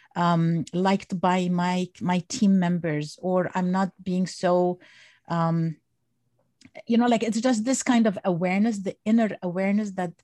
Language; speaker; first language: English; non-native, fluent; Arabic